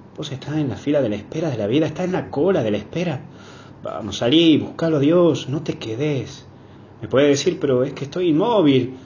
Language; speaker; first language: Spanish; native; Spanish